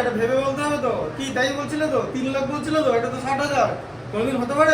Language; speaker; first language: Bangla; native; Bangla